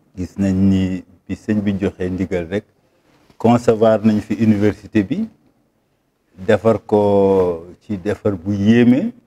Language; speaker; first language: Wolof; native; Wolof